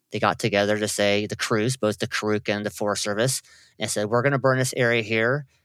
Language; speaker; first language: English; native; English